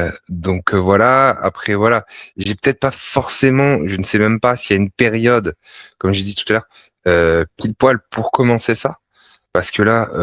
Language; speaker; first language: French; native; French